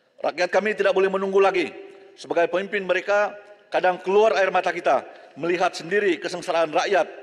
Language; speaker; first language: Malay; native; Malay